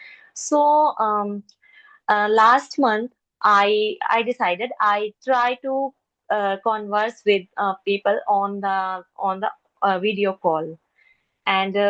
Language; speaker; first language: English; non-native, learner; Hindi